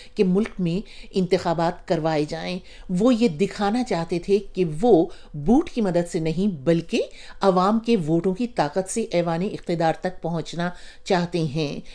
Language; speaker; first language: Urdu; native; Urdu